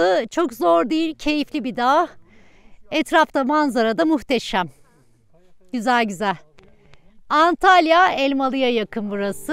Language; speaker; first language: Turkish; native; Turkish